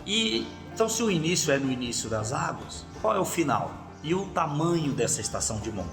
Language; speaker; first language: Portuguese; native; Portuguese